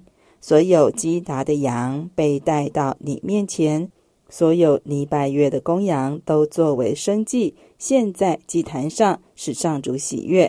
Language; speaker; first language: Chinese; native; Chinese